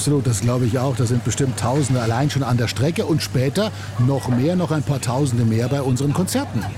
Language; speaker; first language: German; native; German